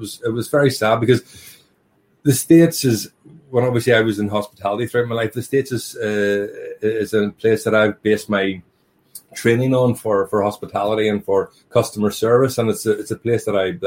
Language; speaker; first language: English; native; English